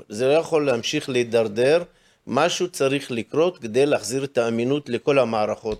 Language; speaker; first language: Hebrew; non-native, local second language; Arabic